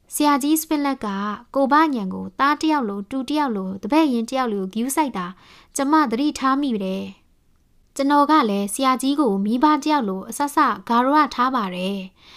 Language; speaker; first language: Burmese; native; Burmese